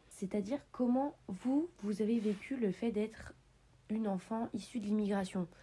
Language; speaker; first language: French; native; French